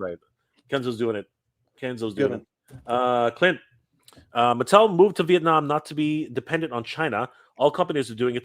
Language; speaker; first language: English; native; English